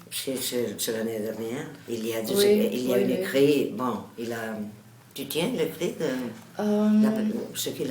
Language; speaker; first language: French; non-native, learner; Catalan